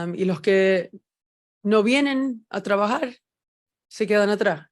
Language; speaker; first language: Spanish; early bilingual, heritage; Spanish